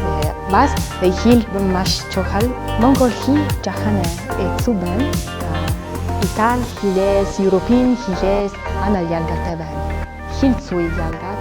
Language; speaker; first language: Mongolian; non-native, learner; Italian